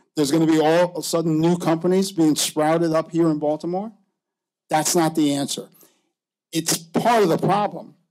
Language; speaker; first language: English; native; English